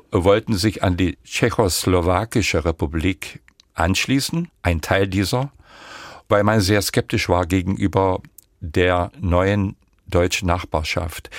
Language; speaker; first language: German; non-native, local second language; Upper Sorbian